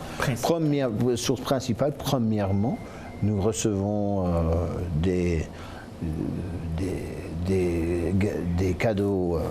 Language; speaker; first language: French; non-native, local second language; English